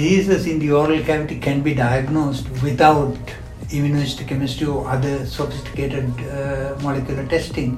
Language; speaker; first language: English; non-native, local second language; Sinhala